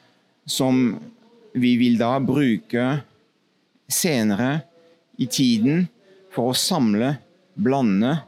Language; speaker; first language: Norwegian; non-native, fluent; French